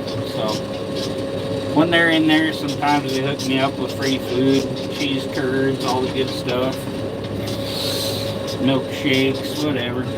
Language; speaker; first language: English; native; English